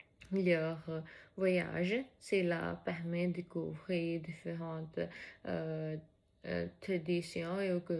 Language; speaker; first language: French; non-native, learner; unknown